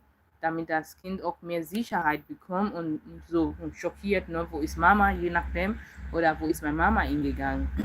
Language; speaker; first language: German; non-native, learner; Yoruba